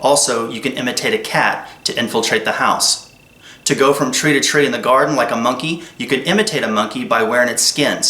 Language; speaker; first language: English; native; English